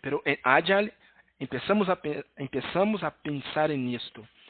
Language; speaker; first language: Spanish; non-native, learner; Portuguese